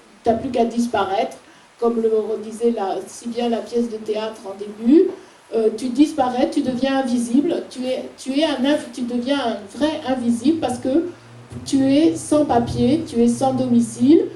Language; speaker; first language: French; native; French